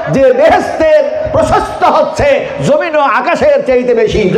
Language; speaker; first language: Bangla; non-native, local second language; Urdu